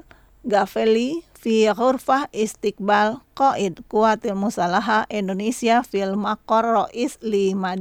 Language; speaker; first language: Arabic; non-native, fluent; Indonesian